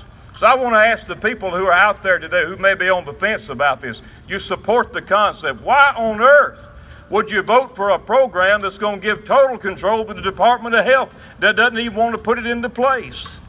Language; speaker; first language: English; native; English